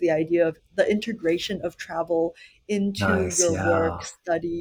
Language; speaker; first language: English; native; English